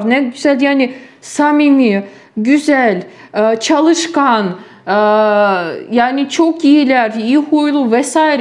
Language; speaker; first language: Turkish; non-native, fluent; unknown